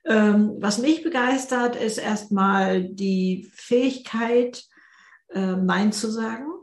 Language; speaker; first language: German; native; German